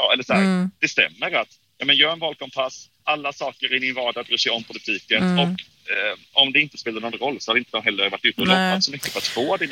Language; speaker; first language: Swedish; native; Swedish